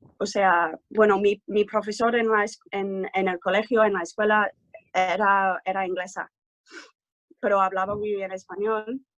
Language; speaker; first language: Spanish; non-native, fluent; English